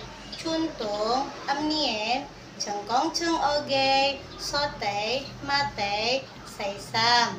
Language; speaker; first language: Cantonese; non-native, learner; Indonesian